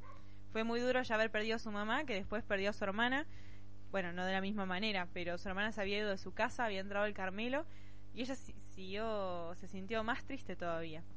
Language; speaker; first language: Spanish; native; Spanish